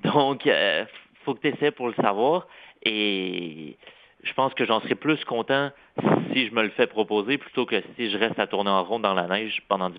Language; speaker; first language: French; native; French